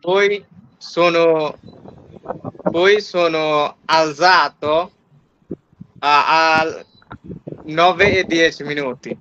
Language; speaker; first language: Italian; non-native, learner; Bangla